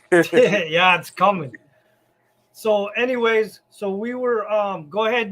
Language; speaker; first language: English; native; English